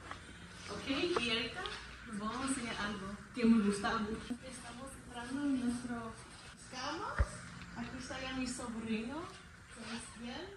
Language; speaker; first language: Spanish; early bilingual, heritage; Spanish